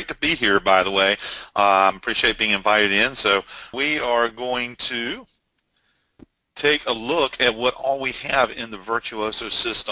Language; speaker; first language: English; native; English